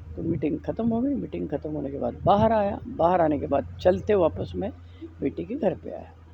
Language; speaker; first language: Hindi; non-native, local second language; Marathi